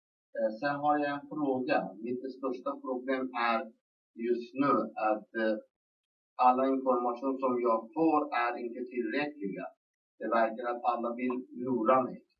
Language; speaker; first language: Swedish; non-native, local second language; Persian